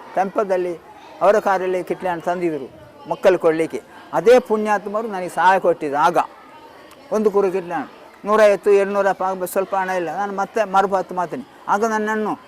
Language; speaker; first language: Kannada; non-native, local second language; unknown